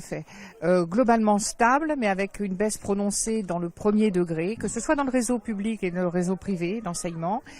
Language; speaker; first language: French; native; French